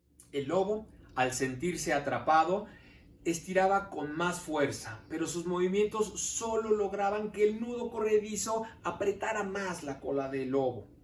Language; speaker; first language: Spanish; native; Spanish